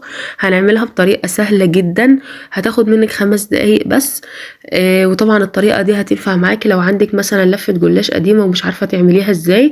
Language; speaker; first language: Arabic; native; Arabic